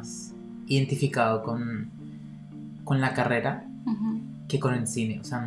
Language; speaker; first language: Spanish; native; Spanish